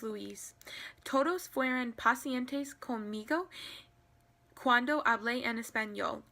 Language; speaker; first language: Spanish; non-native, learner; English